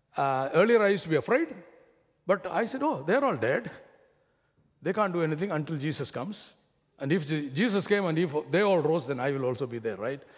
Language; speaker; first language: English; non-native, local second language; Malayalam